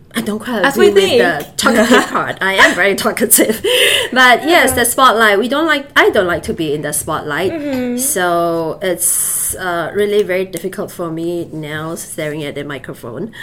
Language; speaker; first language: English; native; English